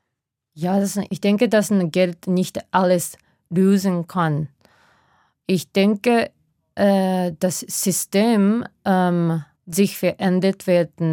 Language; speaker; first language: German; non-native, fluent; Japanese